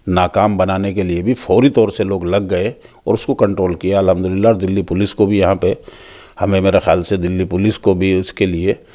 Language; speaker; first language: Hindi; native; Hindi